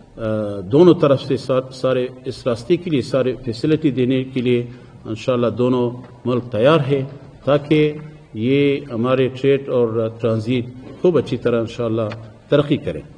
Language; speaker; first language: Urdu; non-native, fluent; Persian